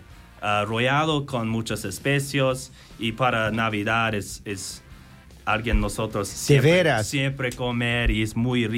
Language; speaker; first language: Spanish; non-native, learner; English